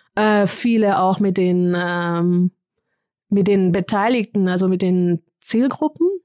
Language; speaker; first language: German; non-native, fluent; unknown